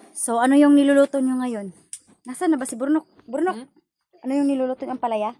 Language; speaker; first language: Filipino; non-native, local second language; Cebuano